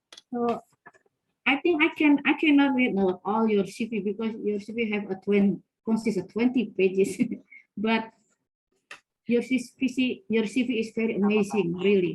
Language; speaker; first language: English; non-native, fluent; Indonesian